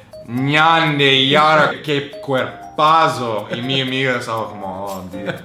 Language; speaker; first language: Spanish; non-native, fluent; English